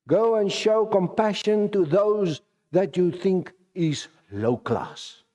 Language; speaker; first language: English; non-native, local second language; Afrikaans